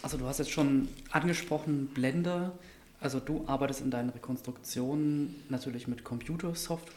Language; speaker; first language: German; native; German